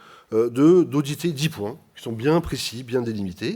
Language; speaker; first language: French; native; French